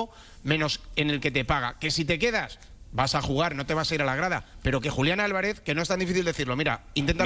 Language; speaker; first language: Spanish; native; Spanish